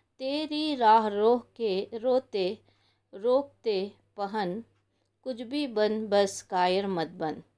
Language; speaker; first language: Hindi; non-native, local second language; Kannada